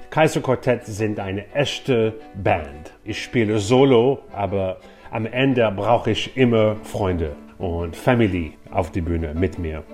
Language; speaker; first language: German; non-native, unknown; English